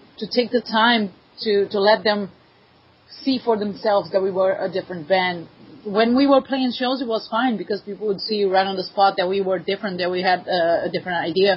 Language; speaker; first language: English; non-native, fluent; Portuguese